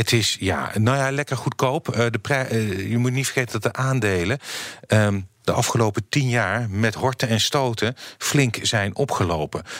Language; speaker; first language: Dutch; native; Dutch